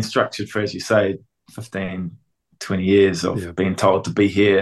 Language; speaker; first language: English; native; English